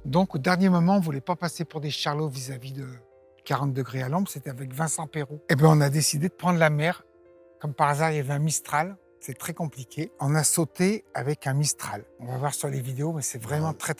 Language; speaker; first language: French; native; French